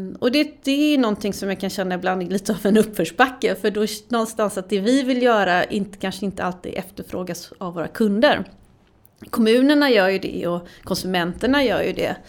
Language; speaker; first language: Swedish; native; Swedish